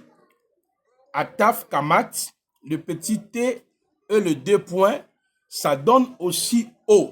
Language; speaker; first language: French; non-native, local second language; Lingala